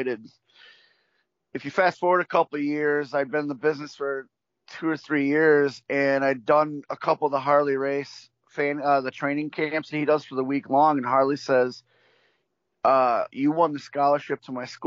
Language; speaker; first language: English; native; English